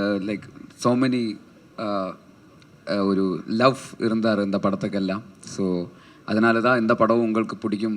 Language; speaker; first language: Tamil; non-native, learner; Malayalam